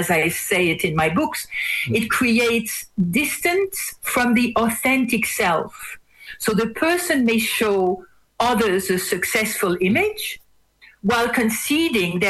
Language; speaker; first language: English; non-native, fluent; French